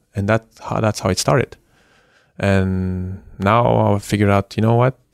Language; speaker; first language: English; non-native, fluent; French